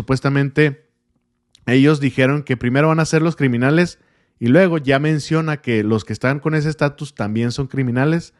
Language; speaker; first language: Spanish; native; Spanish